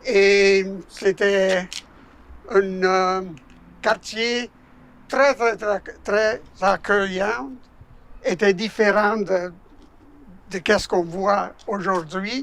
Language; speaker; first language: French; non-native, fluent; Italian